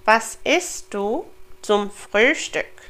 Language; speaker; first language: German; non-native, fluent; English